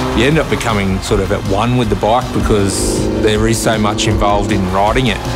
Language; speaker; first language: English; native; English